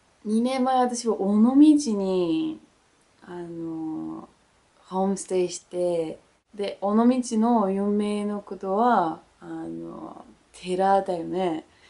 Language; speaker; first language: Japanese; non-native, learner; Danish